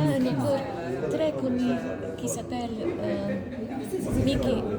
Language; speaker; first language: French; non-native, fluent; Slovenian